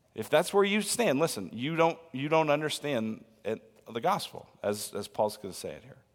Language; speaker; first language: English; native; English